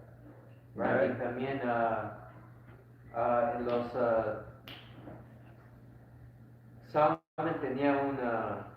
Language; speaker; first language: Spanish; early bilingual, heritage; Spanish